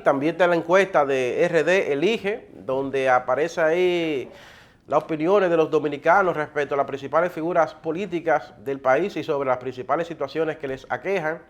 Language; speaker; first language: Spanish; native; Spanish